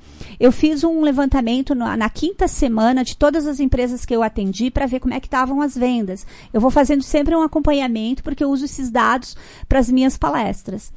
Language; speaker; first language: Portuguese; native; Portuguese